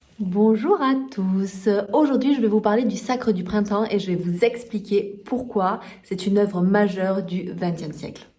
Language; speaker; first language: French; native; French